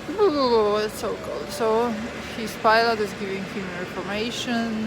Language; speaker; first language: English; non-native, fluent; Polish